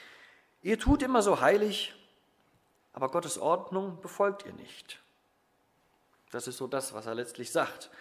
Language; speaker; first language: German; native; German